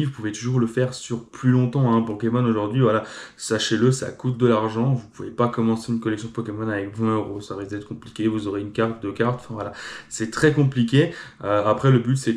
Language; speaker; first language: French; native; French